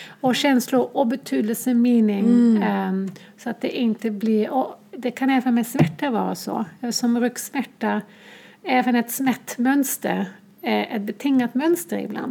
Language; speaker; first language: Swedish; non-native, fluent; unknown